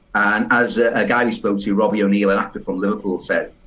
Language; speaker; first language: English; native; English